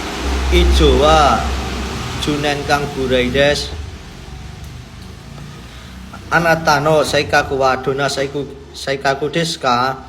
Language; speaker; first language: Japanese; non-native, learner; Indonesian